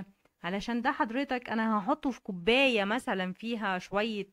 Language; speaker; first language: Arabic; native; Arabic